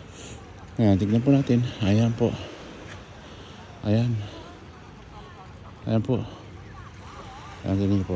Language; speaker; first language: Filipino; native; Filipino